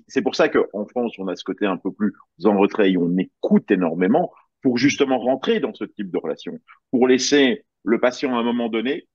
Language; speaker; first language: French; native; French